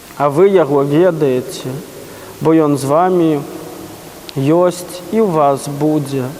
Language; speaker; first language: Belarusian; native; Belarusian